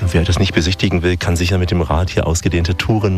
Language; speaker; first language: German; native; German